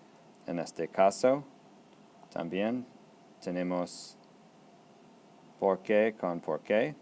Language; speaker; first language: Spanish; non-native, fluent; English